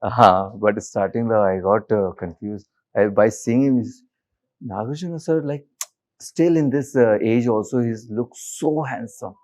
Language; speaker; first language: Telugu; non-native, learner; Hindi